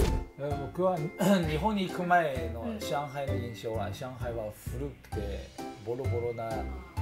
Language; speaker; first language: Japanese; non-native, fluent; Chinese